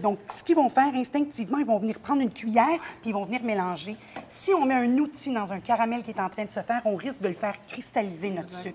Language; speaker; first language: French; native; French